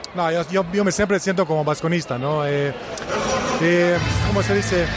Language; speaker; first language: Spanish; non-native, learner; Bosnian